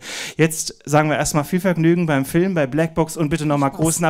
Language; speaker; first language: German; native; German